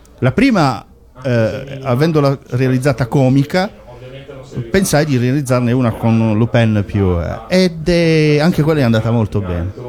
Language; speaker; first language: Italian; native; Italian